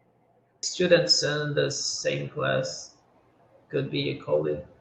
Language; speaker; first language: English; non-native, learner; Portuguese